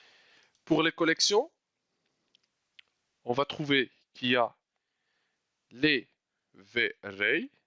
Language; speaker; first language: French; non-native, local second language; Arabic